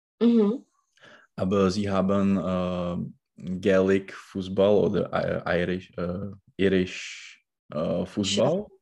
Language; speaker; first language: German; non-native, learner; Czech